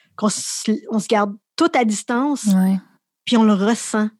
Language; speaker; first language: French; native; French